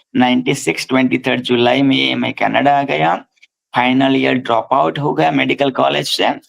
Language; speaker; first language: Hindi; non-native, local second language; Gujarati